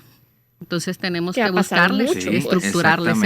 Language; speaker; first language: Spanish; native; Spanish